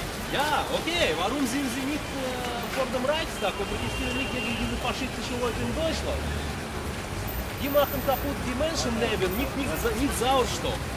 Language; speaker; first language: German; non-native, learner; Russian